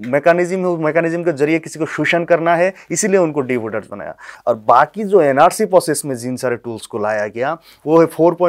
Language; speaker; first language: Hindi; non-native, local second language; Bangla